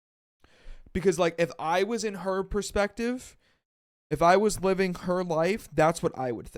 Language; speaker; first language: English; native; English